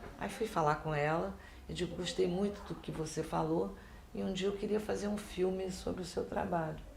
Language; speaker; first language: Portuguese; native; Portuguese